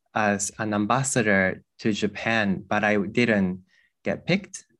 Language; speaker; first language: English; non-native, fluent; Japanese